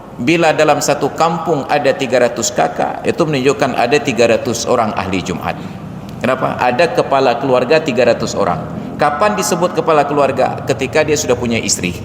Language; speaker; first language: Malay; non-native, local second language; Achinese